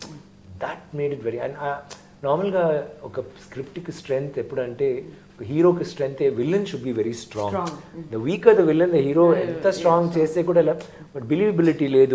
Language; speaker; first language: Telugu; non-native, learner; Tamil